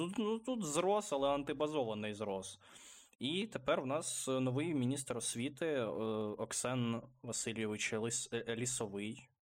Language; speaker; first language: Ukrainian; non-native, local second language; Russian